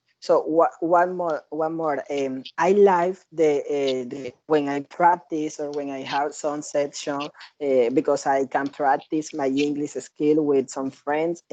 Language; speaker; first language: English; non-native, learner; Spanish